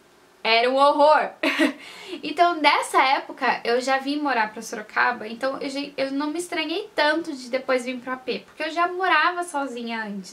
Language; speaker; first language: Portuguese; native; Portuguese